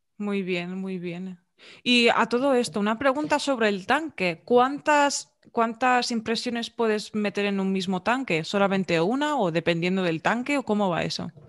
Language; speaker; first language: Spanish; native; Spanish